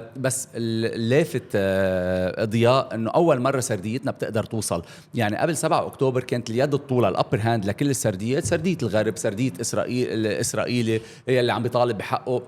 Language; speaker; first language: Arabic; native; Arabic